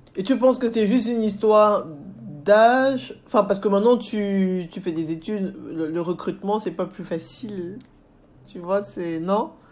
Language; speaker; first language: French; native; French